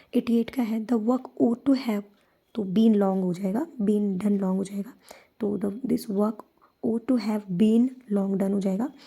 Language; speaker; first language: Hindi; native; Hindi